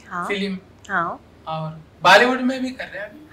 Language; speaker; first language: Hindi; non-native, local second language; Telugu